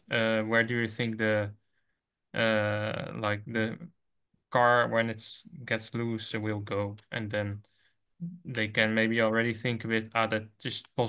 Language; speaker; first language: English; non-native, fluent; Dutch